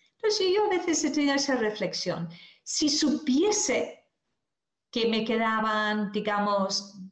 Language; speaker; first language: Spanish; non-native, fluent; English